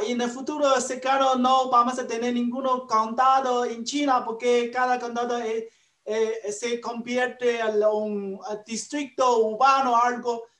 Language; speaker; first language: Spanish; non-native, learner; Chinese